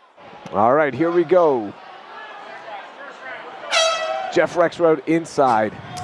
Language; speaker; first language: English; native; English